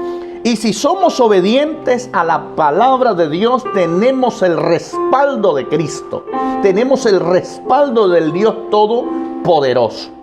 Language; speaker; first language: Spanish; native; Spanish